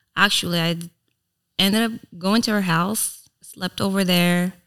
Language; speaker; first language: English; early bilingual, other home language; Filipino